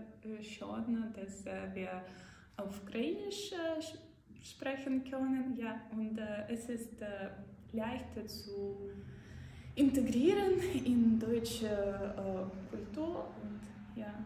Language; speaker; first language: German; non-native, learner; Ukrainian